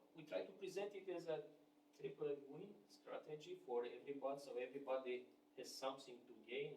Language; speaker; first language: English; non-native, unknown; Romanian